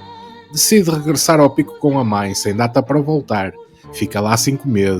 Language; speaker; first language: Portuguese; native; Portuguese